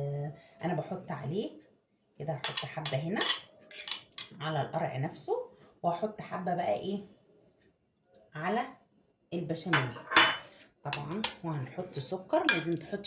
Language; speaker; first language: Arabic; native; Arabic